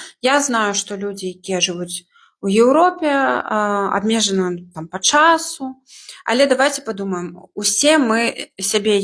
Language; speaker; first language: Belarusian; non-native, local second language; Russian